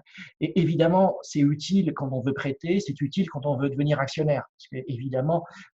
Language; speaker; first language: French; native; French